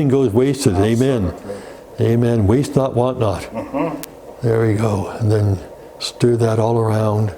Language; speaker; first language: English; native; English